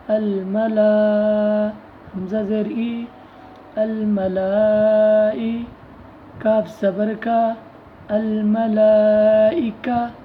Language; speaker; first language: Urdu; native; Urdu